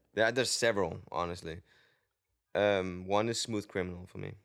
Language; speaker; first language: English; non-native, fluent; Danish